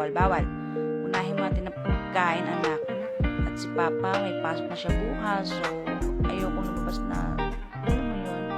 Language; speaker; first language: Filipino; native; Filipino